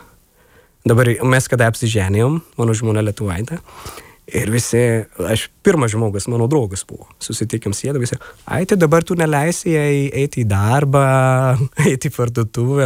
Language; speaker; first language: Lithuanian; non-native, fluent; Urdu